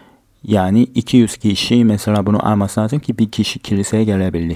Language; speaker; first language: Turkish; non-native, fluent; Korean